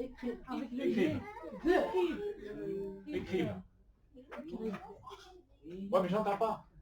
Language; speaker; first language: French; native; French